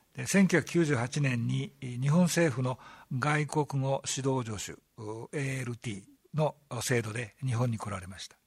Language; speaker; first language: Japanese; native; Japanese